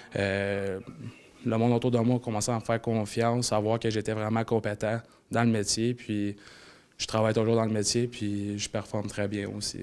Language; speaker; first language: French; native; French